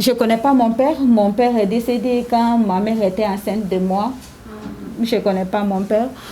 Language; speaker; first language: French; non-native, local second language; Susu